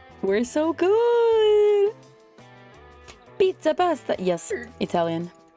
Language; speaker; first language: English; non-native, fluent; Italian